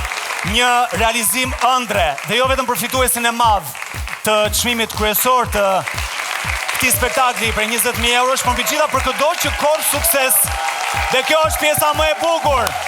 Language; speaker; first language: Albanian; native; Albanian